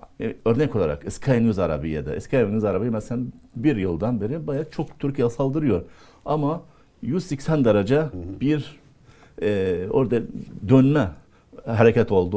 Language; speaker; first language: Turkish; non-native, fluent; Arabic